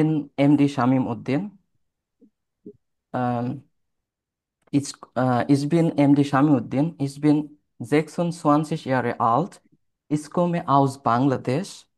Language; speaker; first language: German; non-native, learner; Bangla